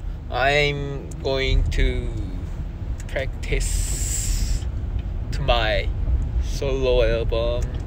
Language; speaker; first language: English; non-native, learner; Korean